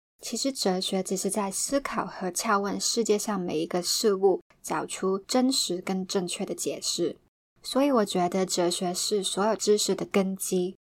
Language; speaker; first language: Chinese; non-native, local second language; Cantonese